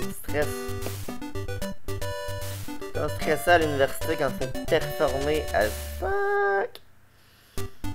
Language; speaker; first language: French; native; French